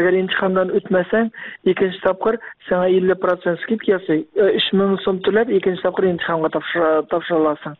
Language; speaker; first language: Tatar; early bilingual, heritage; Tatar